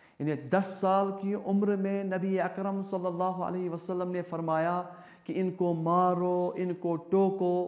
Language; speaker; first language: Hindi; non-native, local second language; Kashmiri